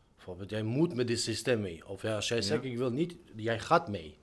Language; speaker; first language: Dutch; non-native, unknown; Albanian